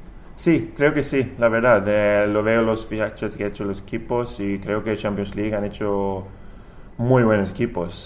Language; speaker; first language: Spanish; non-native, fluent; Swedish